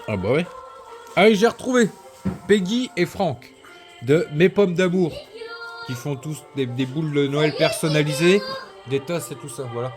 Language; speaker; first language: French; native; French